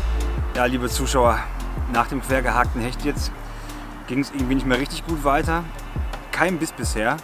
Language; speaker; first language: German; native; German